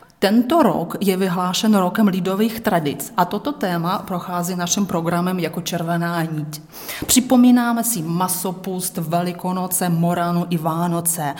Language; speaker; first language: Czech; native; Czech